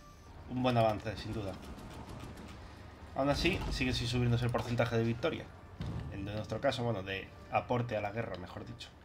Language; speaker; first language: Spanish; native; Spanish